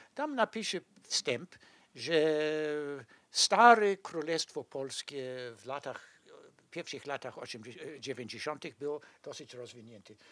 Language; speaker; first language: Polish; non-native, fluent; English